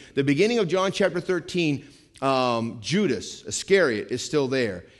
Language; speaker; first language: English; native; English